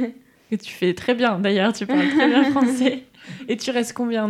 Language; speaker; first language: French; native; French